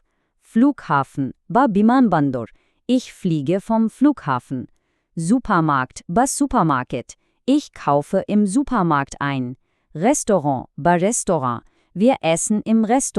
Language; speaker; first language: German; non-native, fluent; Bangla